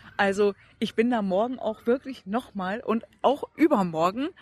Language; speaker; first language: German; native; German